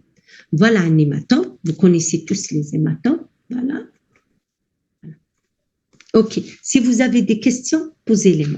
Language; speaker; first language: French; non-native, local second language; Arabic